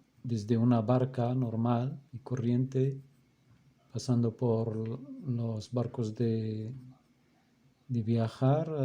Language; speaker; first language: Spanish; non-native, fluent; Arabic